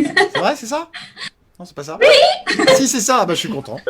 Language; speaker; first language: French; native; French